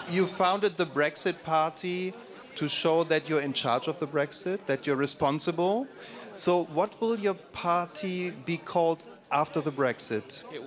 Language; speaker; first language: English; non-native, fluent; German